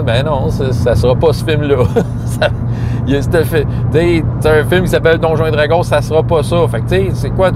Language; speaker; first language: French; native; French